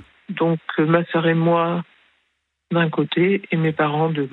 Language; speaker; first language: French; early bilingual, other home language; Spanish